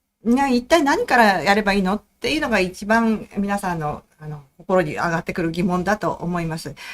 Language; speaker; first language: Japanese; native; Japanese